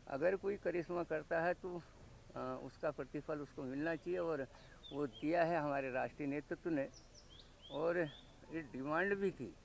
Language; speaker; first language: Hindi; native; Hindi